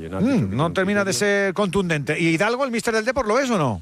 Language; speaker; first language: Spanish; native; Spanish